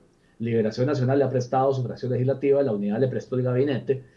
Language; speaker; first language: Spanish; native; Spanish